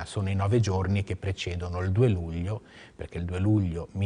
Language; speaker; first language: Italian; native; Italian